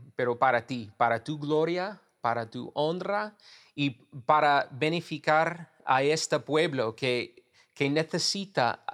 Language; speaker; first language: Spanish; non-native, fluent; English